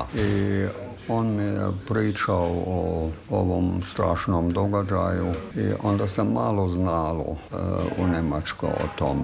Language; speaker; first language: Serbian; non-native, fluent; German